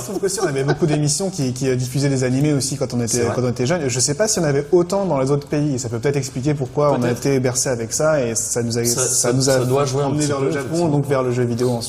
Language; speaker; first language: French; native; French